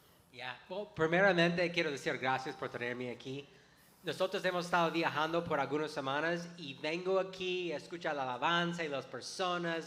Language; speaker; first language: Spanish; non-native, fluent; English